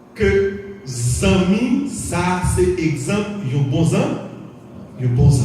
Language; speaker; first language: French; non-native, local second language; Haitian Creole